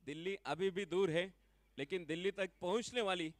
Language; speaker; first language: Hindi; non-native, local second language; Marathi